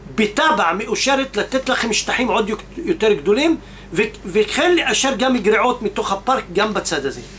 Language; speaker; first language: Hebrew; non-native, local second language; Arabic